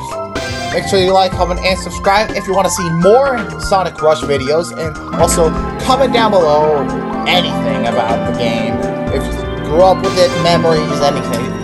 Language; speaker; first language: English; native; English